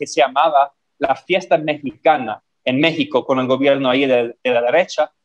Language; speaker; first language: Spanish; non-native, fluent; English